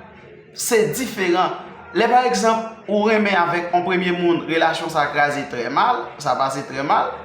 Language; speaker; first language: French; non-native, learner; Haitian Creole